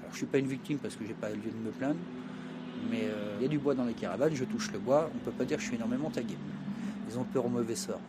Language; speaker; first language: French; native; French